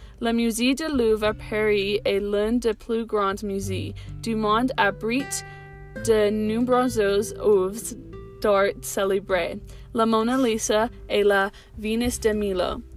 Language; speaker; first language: French; non-native, learner; English